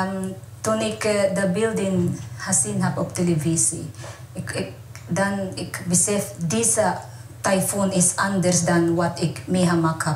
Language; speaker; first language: Dutch; non-native, learner; Waray